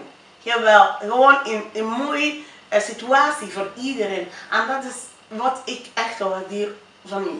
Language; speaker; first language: Dutch; non-native, fluent; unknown